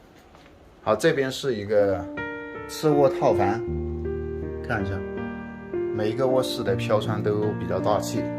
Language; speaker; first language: Chinese; native; Chinese